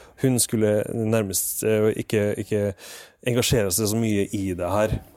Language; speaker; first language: Norwegian; native; Norwegian